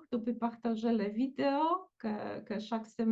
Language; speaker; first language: French; non-native, fluent; Polish